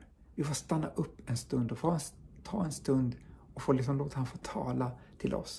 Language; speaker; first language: Swedish; native; Swedish